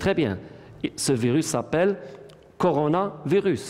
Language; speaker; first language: French; non-native, local second language; Arabic